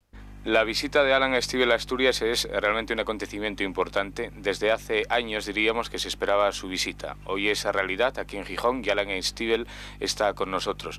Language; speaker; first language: Spanish; native; Spanish